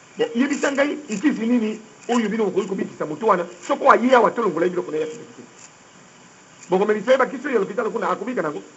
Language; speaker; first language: Lingala; native; Lingala